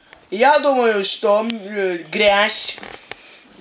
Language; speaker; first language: Russian; early bilingual, heritage; Russian